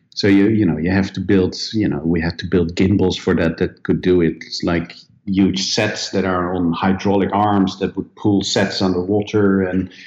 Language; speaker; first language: English; non-native, fluent; Dutch